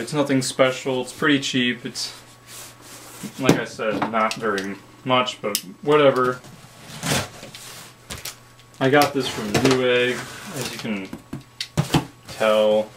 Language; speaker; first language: English; native; English